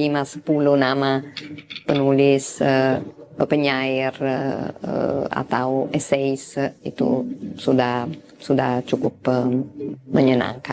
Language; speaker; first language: Indonesian; non-native, fluent; Italian